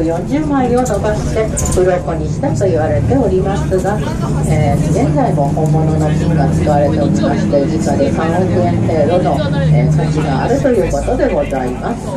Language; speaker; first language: Japanese; native; Japanese